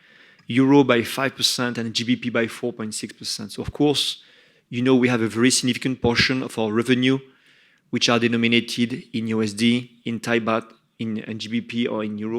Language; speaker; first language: English; non-native, fluent; French